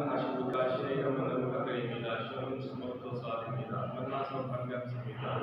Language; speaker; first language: Korean; non-native, learner; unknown